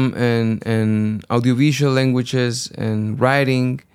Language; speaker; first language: English; non-native, fluent; Spanish